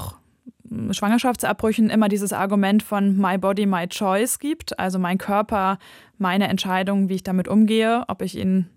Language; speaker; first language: German; native; German